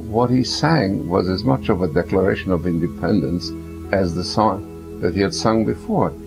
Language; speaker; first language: English; early bilingual, other home language; German